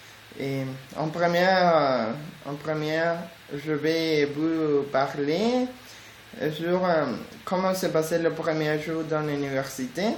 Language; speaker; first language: French; non-native, learner; Spanish